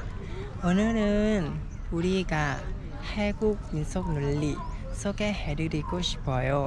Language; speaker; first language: Korean; non-native, learner; Thai